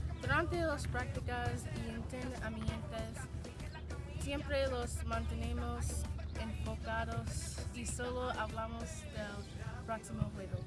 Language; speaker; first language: Spanish; non-native, learner; English